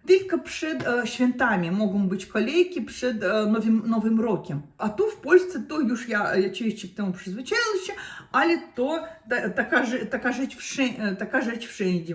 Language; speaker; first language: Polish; non-native, learner; Russian